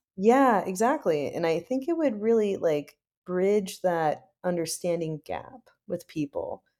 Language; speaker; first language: English; native; English